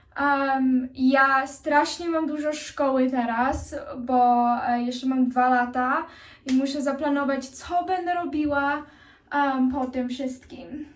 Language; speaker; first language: Polish; early bilingual, heritage; Polish